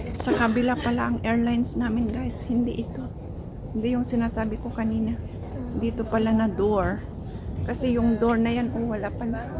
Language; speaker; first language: Filipino; native; Filipino